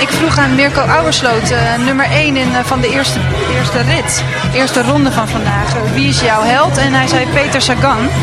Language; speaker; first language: Dutch; native; Dutch